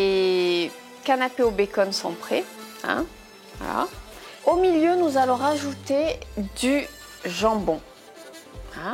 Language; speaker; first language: French; native; French